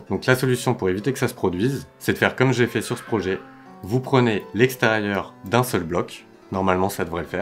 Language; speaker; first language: French; native; French